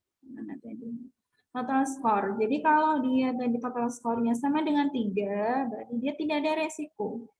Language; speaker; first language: Indonesian; native; Indonesian